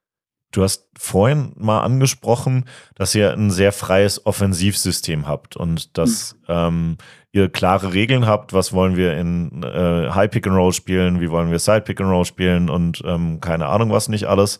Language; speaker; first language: German; native; German